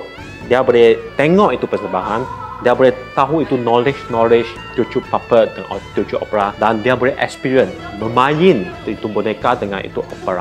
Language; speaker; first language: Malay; non-native, local second language; Chinese